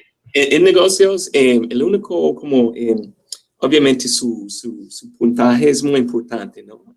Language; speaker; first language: Spanish; non-native, fluent; English